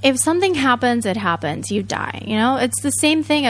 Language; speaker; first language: English; non-native, fluent; Japanese